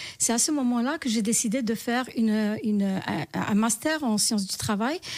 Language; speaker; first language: French; non-native, local second language; Arabic